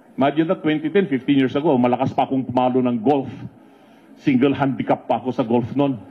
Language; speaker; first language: Filipino; non-native, local second language; Iloko